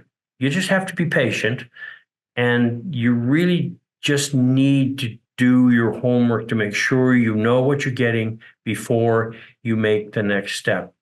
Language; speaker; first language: English; native; English